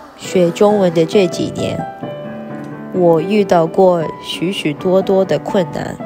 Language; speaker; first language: Chinese; non-native, fluent; Japanese